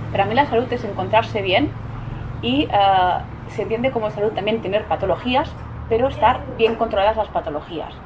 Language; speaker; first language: Spanish; non-native, local second language; Catalan